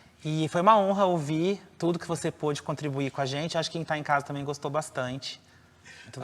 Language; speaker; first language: Portuguese; native; Portuguese